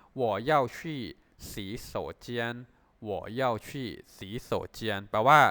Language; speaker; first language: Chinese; non-native, fluent; Thai